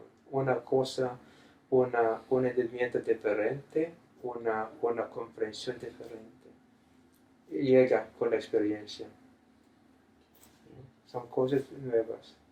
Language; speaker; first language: Spanish; non-native, fluent; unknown